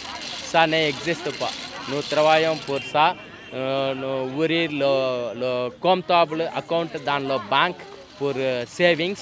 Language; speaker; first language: French; non-native, learner; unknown